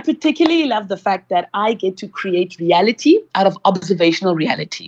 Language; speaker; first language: English; non-native, local second language; Xhosa